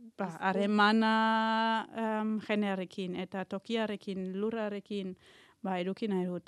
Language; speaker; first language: Basque; non-native, learner; German